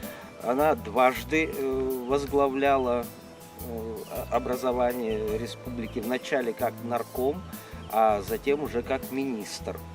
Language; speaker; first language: Russian; native; Russian